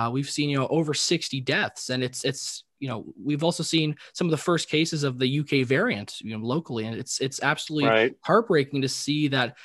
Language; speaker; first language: English; native; English